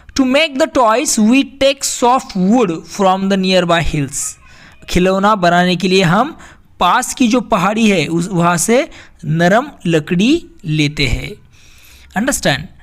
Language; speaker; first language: Hindi; native; Hindi